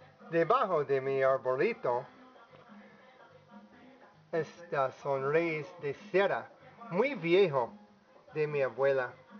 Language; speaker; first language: Spanish; non-native, learner; English